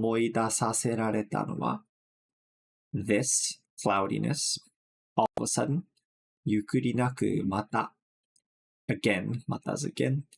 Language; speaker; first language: Japanese; non-native, fluent; English